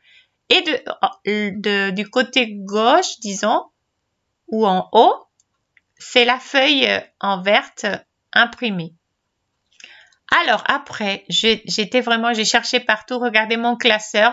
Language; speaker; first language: French; non-native, fluent; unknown